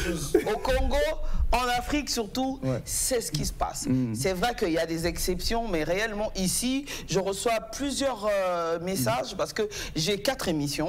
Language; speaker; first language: French; native; French